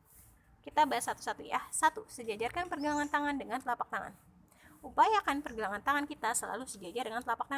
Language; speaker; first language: Indonesian; native; Indonesian